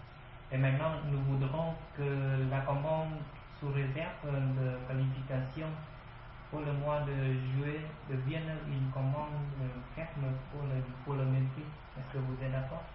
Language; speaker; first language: French; non-native, learner; Vietnamese